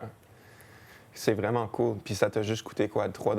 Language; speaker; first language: French; native; French